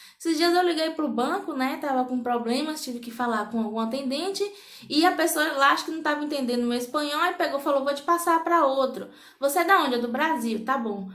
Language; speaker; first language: Portuguese; native; Portuguese